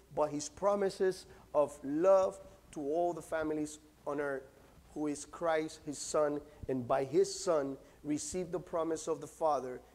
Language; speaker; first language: English; non-native, fluent; Spanish